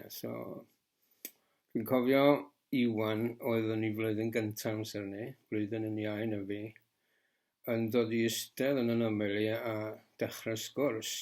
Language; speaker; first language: Welsh; native; Welsh